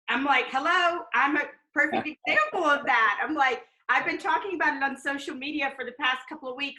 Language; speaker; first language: English; native; English